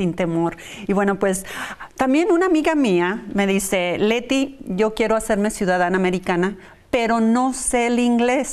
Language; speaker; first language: Spanish; native; Spanish